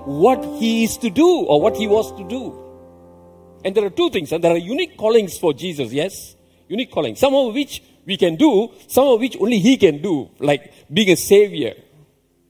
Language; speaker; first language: English; non-native, local second language; Tamil